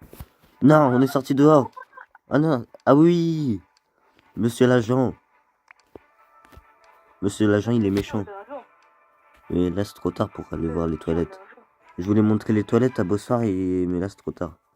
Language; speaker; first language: French; native; French